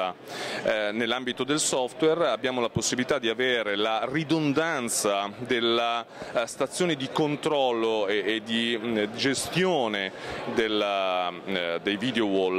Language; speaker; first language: Italian; native; Italian